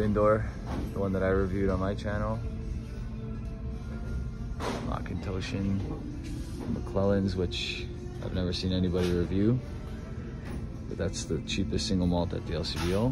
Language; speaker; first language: English; native; English